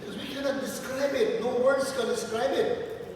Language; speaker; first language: English; non-native, local second language; Filipino